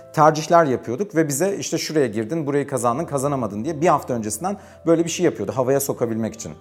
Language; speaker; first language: Turkish; native; Turkish